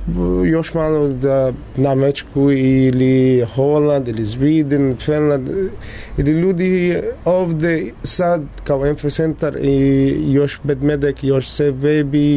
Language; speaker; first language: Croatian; non-native, learner; Arabic